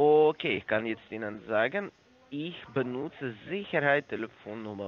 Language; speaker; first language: German; non-native, learner; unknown